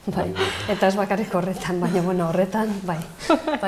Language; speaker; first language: Basque; non-native, local second language; Spanish